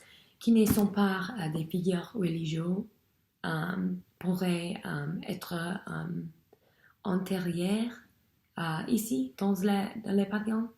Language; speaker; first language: French; non-native, learner; English